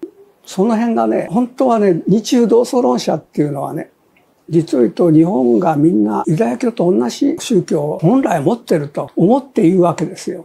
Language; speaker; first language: Japanese; native; Japanese